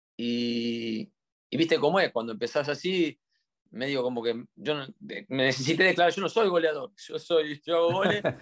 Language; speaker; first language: Spanish; native; Spanish